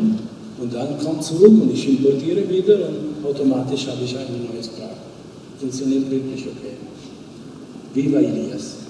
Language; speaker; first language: German; non-native, fluent; Italian